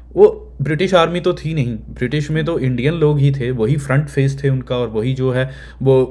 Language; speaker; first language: Hindi; native; Hindi